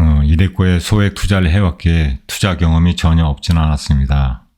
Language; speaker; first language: Korean; native; Korean